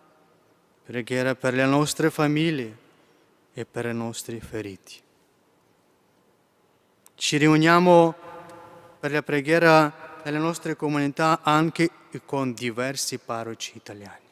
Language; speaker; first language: Italian; non-native, fluent; Ukrainian